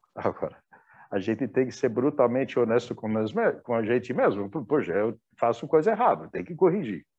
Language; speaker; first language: Portuguese; non-native, fluent; English